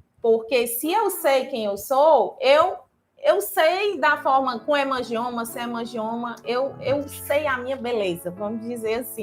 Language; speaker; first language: Portuguese; native; Portuguese